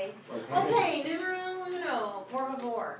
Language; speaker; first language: Spanish; non-native, fluent; English